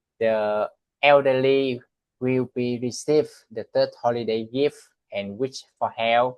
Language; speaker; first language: English; non-native, learner; Vietnamese